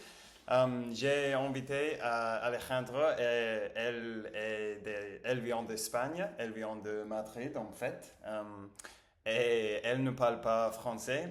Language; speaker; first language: French; non-native, learner; English